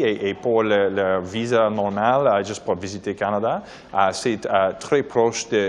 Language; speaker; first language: French; non-native, local second language; English